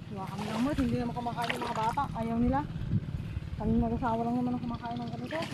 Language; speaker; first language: Filipino; non-native, local second language; Iloko